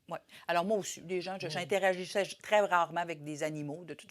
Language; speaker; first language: French; native; French